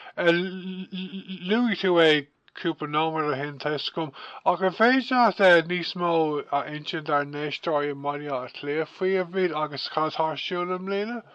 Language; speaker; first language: Irish; non-native, local second language; English